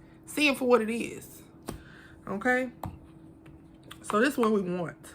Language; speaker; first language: English; native; English